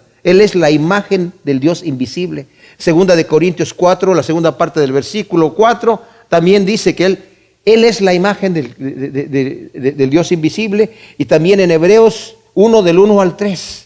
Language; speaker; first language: Spanish; native; Spanish